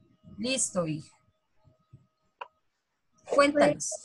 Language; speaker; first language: Spanish; native; Spanish